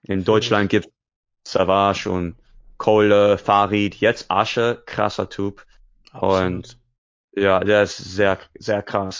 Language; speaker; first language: German; non-native, learner; English